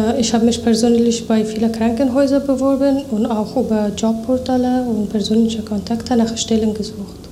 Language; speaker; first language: German; non-native, fluent; Persian